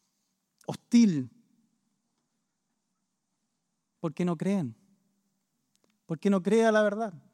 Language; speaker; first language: Spanish; native; Spanish